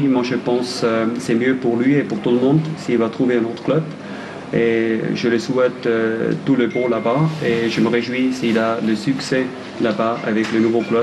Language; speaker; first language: French; non-native, fluent; German